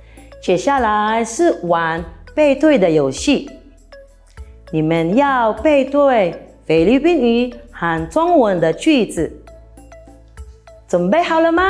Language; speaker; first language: Chinese; non-native, fluent; Filipino